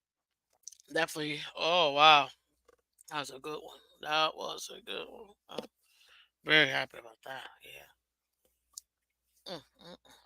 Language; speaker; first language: English; native; English